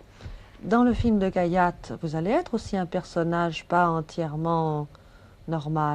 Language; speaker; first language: French; native; French